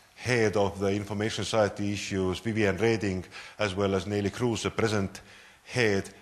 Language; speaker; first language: English; non-native, fluent; Estonian